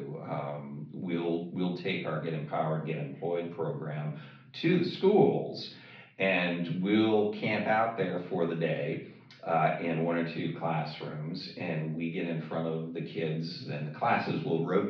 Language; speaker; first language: English; native; English